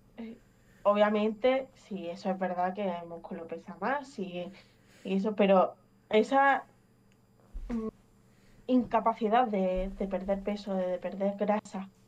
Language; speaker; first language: Spanish; early bilingual, other home language; English